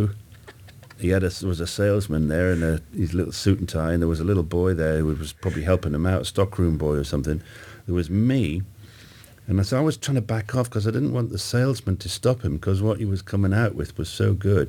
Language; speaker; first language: English; native; English